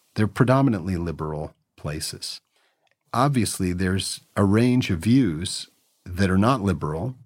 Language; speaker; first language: English; native; English